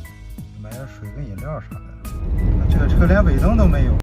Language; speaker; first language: Chinese; native; Chinese